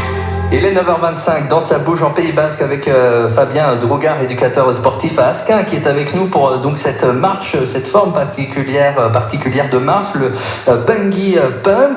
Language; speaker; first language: French; native; French